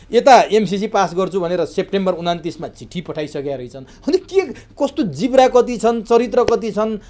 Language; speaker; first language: Nepali; native; Nepali